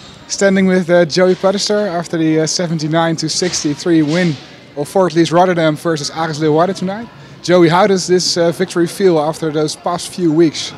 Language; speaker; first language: English; non-native, fluent; Dutch